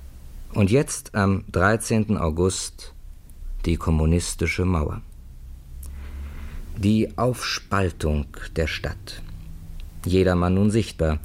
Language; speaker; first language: German; native; German